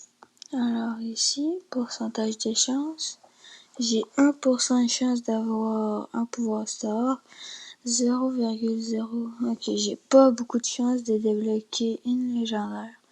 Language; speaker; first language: French; native; French